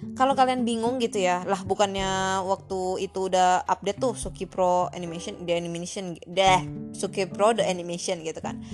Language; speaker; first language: Indonesian; native; Indonesian